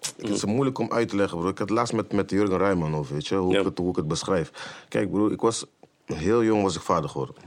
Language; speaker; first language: Dutch; native; Dutch